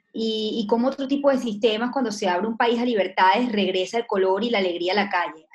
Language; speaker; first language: Spanish; native; Spanish